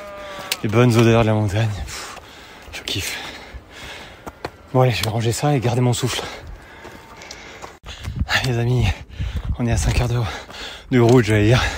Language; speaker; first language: French; native; French